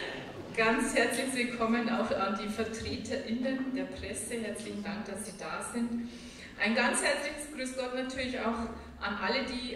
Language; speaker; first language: German; native; German